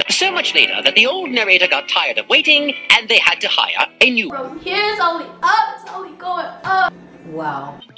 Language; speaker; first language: English; native; English